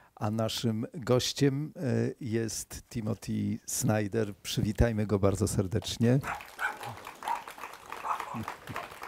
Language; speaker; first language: Polish; native; Polish